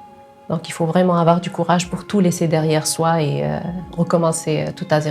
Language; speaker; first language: French; non-native, local second language; Arabic